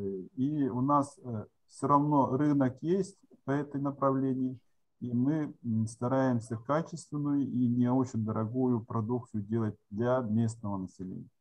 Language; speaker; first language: Russian; non-native, local second language; Yakut